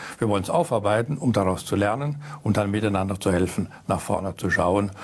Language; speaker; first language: German; native; German